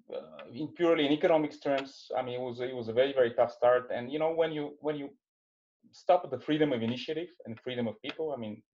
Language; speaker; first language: English; non-native, fluent; Bulgarian